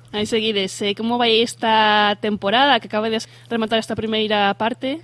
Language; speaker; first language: Galician; native; Galician